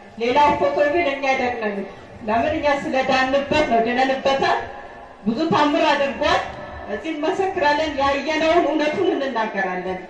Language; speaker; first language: Amharic; native; Amharic